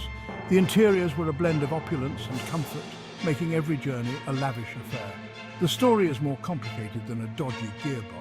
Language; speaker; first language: English; native; English